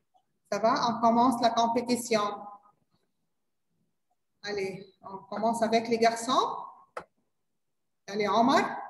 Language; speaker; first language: French; non-native, learner; Arabic